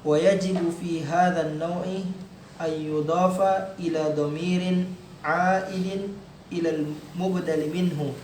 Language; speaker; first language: Arabic; non-native, learner; Indonesian